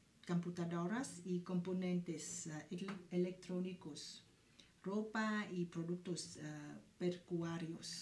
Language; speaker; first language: Spanish; non-native, fluent; Vietnamese